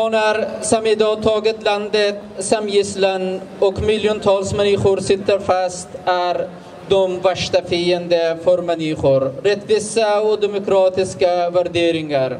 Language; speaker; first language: Swedish; non-native, fluent; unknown